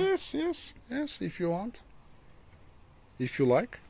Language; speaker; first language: English; non-native, learner; Turkish